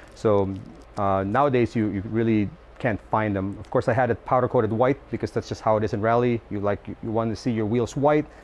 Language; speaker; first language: English; non-native, local second language; Filipino